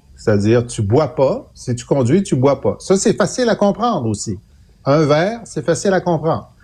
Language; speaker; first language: French; native; French